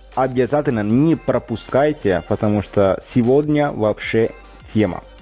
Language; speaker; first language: Russian; non-native, fluent; Italian